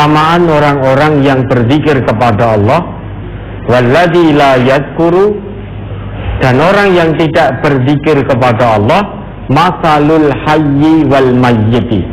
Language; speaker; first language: Indonesian; non-native, local second language; Javanese